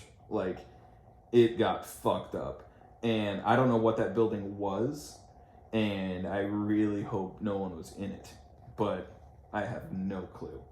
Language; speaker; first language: English; native; English